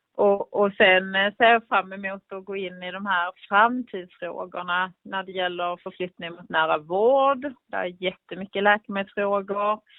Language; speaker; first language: Swedish; native; Swedish